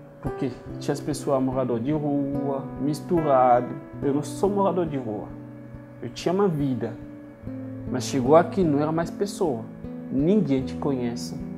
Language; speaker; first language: Portuguese; non-native, learner; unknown